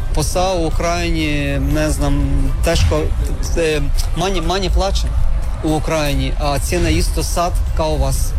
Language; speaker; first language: Serbian; non-native, learner; Ukrainian